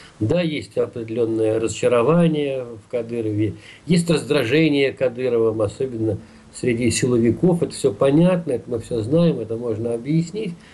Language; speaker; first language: Russian; native; Russian